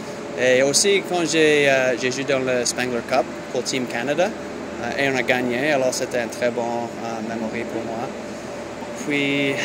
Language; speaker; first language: French; non-native, learner; English